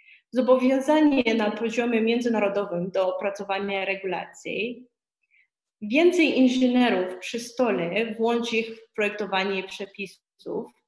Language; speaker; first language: Polish; non-native, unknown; Romanian